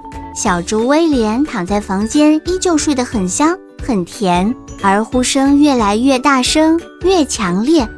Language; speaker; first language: Chinese; native; Chinese